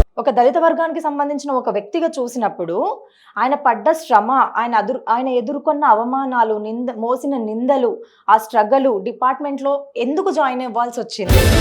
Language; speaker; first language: Telugu; early bilingual, heritage; Telugu